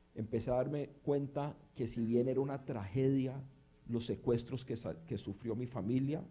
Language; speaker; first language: Spanish; early bilingual, heritage; Spanish